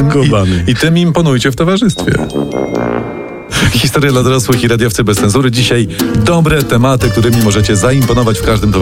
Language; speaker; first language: Polish; native; Polish